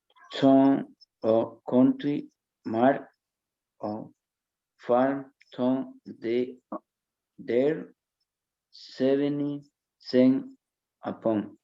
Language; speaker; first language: English; non-native, learner; Spanish